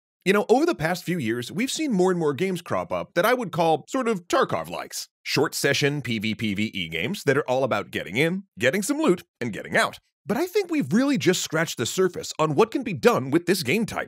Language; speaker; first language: English; native; English